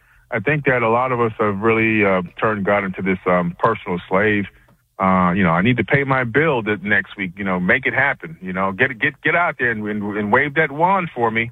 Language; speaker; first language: English; native; English